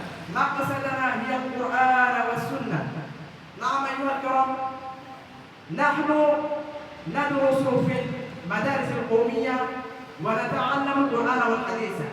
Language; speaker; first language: Arabic; non-native, fluent; Bangla